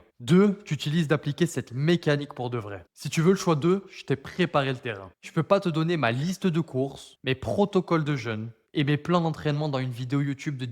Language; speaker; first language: French; native; French